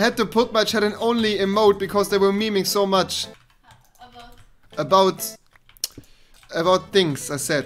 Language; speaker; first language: English; non-native, fluent; German